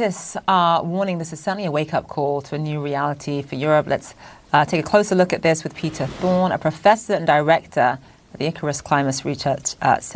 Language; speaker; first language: English; native; English